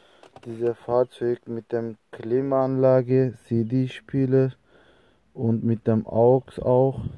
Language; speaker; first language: German; non-native, learner; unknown